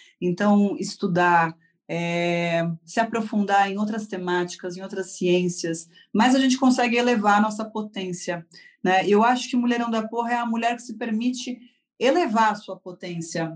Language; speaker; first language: Portuguese; native; Portuguese